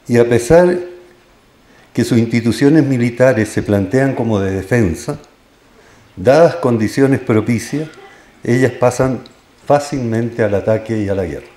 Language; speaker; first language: Spanish; native; Spanish